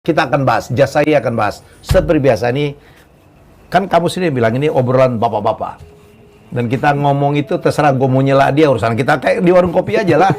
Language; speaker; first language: Indonesian; native; Indonesian